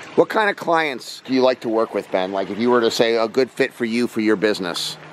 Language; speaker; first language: English; native; English